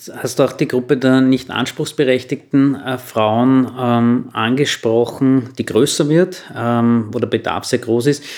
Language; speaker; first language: German; native; German